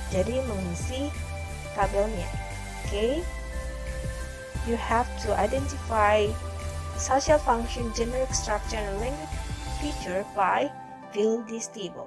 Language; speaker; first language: English; non-native, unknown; Indonesian